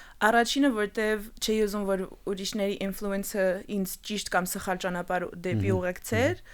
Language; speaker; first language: Armenian; early bilingual, heritage; Armenian